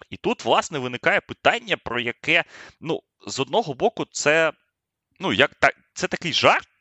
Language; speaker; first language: Ukrainian; native; Ukrainian